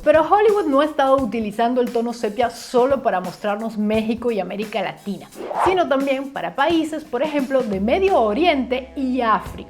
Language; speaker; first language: Spanish; native; Spanish